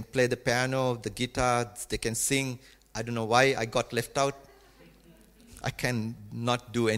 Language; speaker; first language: English; non-native, local second language; Tamil